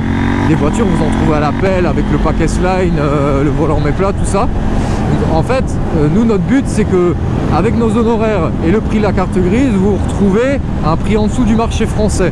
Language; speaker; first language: French; native; French